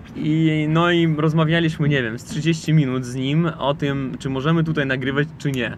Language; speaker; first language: Polish; non-native, fluent; Russian